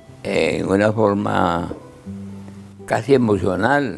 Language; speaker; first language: Spanish; native; Spanish